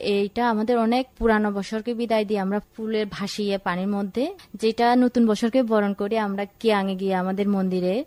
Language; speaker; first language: Bangla; non-native, local second language; Chakma